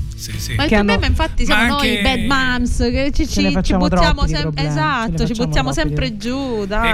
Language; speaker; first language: Italian; native; Italian